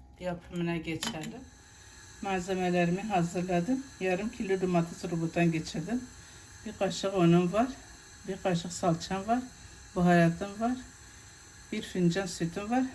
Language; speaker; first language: Turkish; native; Turkish